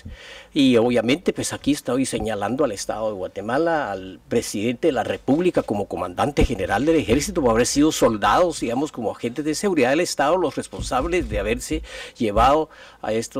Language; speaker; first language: Spanish; native; Spanish